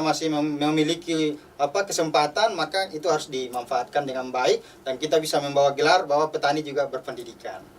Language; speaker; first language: Indonesian; native; Indonesian